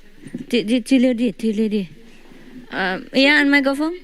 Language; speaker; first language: French; non-native, learner; Vietnamese